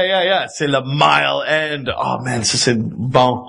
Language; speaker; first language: French; non-native, fluent; English